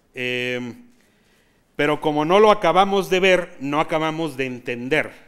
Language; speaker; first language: Spanish; native; Spanish